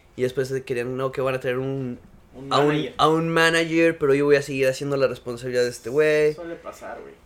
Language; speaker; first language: Spanish; native; Spanish